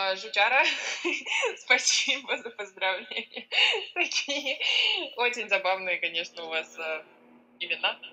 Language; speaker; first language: Russian; native; Russian